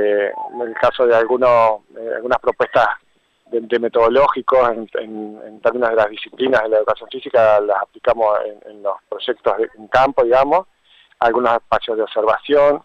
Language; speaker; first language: Spanish; native; Spanish